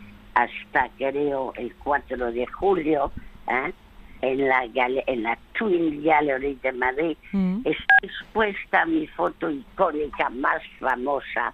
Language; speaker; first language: Spanish; early bilingual, other home language; French